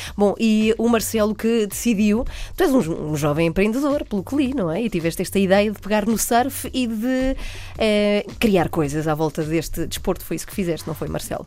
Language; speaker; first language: Portuguese; native; Portuguese